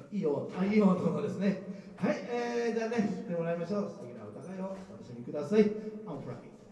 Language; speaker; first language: Japanese; non-native, fluent; Russian